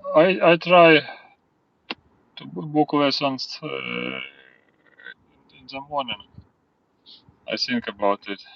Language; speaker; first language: English; non-native, learner; Russian